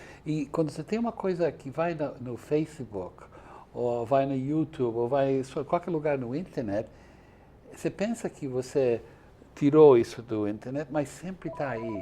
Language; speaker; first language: Portuguese; non-native, fluent; English